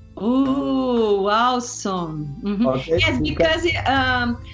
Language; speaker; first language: English; non-native, learner; Portuguese